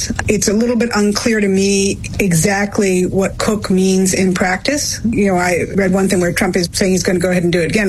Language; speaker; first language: English; native; English